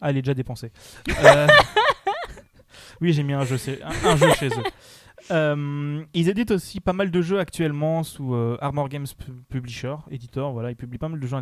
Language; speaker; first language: French; native; French